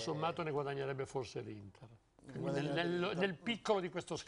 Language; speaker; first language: Italian; native; Italian